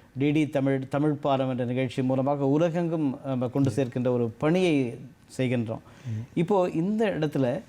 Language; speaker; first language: Tamil; native; Tamil